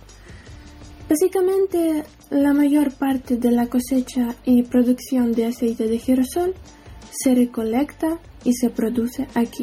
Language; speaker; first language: Spanish; non-native, learner; Ukrainian